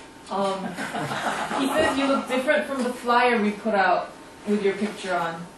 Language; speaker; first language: English; non-native, fluent; Korean